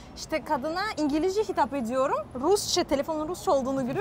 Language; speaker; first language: Turkish; non-native, fluent; Russian